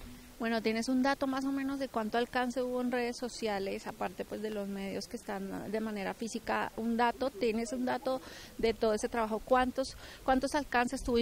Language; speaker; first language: Spanish; native; Spanish